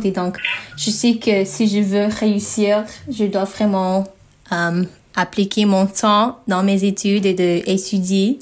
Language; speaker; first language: French; non-native, learner; English